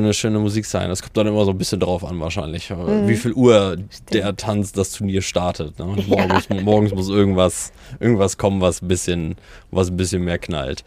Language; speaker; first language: German; native; German